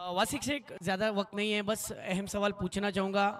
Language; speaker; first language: Hindi; non-native, local second language; Marathi